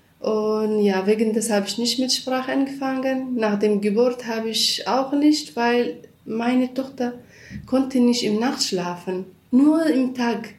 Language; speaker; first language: German; non-native, learner; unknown